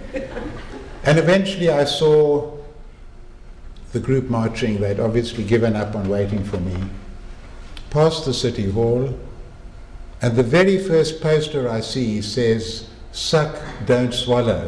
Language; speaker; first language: English; native; English